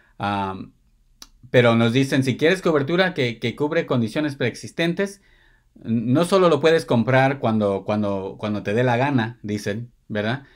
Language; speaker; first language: Spanish; early bilingual, heritage; Spanish